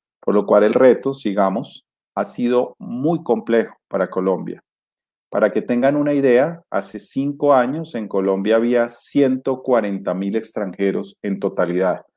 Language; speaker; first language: Spanish; native; Spanish